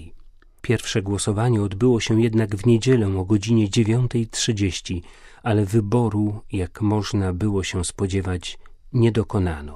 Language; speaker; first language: Polish; native; Polish